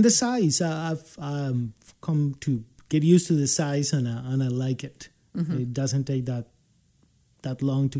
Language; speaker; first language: English; non-native, fluent; Spanish